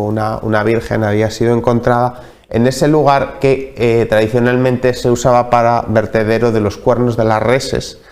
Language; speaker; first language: Spanish; native; Spanish